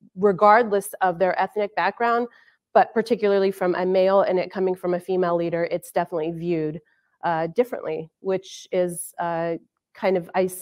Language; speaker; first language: English; native; English